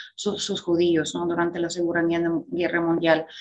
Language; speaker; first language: Spanish; non-native, fluent; Bulgarian